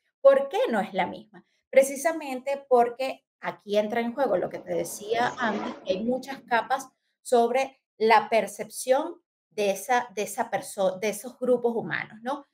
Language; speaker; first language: Spanish; native; Spanish